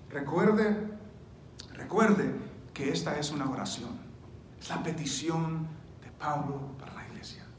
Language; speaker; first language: Spanish; early bilingual, heritage; Spanish